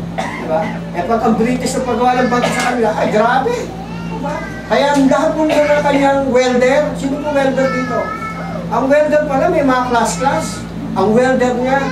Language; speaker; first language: Filipino; native; Filipino